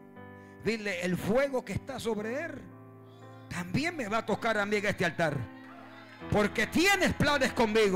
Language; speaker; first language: Spanish; native; Spanish